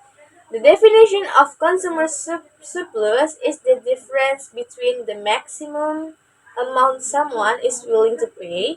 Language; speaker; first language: English; non-native, learner; Indonesian